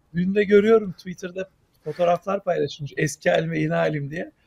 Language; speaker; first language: Turkish; native; Turkish